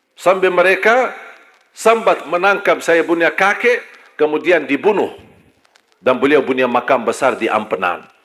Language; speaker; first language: Malay; non-native, fluent; Arabic